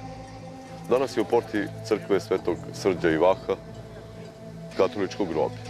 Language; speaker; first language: Bosnian; native; Bosnian